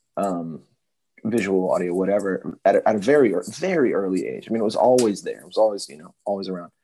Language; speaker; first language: English; native; English